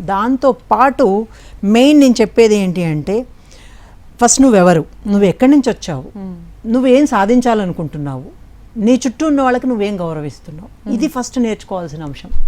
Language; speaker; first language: Telugu; native; Telugu